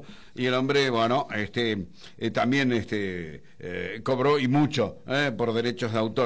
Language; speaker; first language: Spanish; native; Spanish